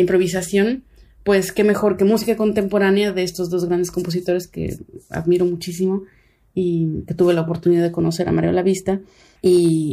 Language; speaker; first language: Spanish; native; Spanish